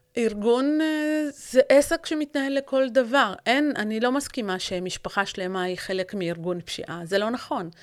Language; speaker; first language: Hebrew; non-native, local second language; Arabic